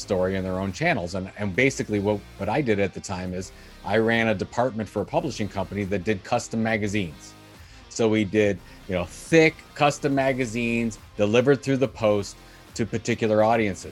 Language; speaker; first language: English; native; English